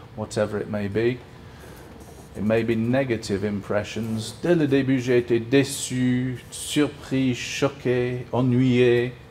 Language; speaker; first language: French; non-native, fluent; English